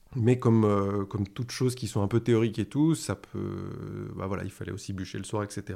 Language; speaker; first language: French; native; French